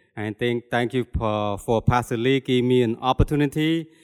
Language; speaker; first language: English; non-native, fluent; Khmer